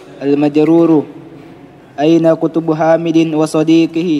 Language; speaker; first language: Arabic; non-native, learner; Indonesian